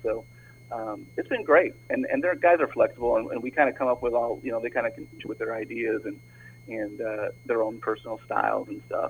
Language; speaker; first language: English; native; English